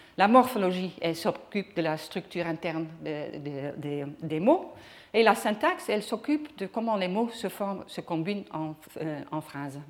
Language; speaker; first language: French; non-native, fluent; Dutch